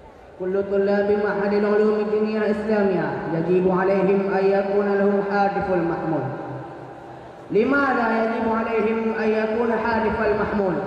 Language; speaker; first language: Arabic; non-native, learner; Indonesian